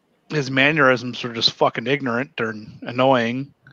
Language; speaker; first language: English; native; English